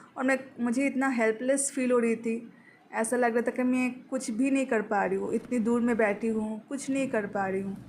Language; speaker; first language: Hindi; non-native, local second language; Bangla